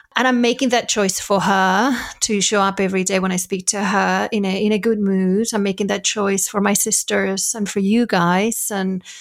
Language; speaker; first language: English; non-native, fluent; Spanish